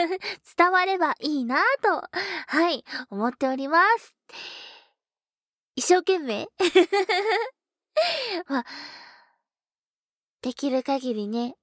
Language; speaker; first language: Japanese; native; Japanese